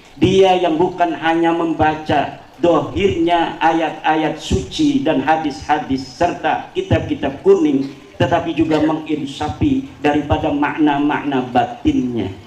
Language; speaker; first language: Indonesian; non-native, local second language; Javanese